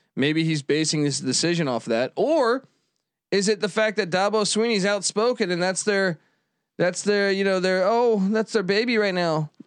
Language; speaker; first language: English; native; English